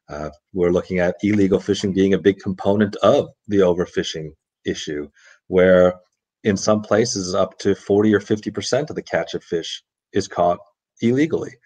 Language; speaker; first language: English; native; English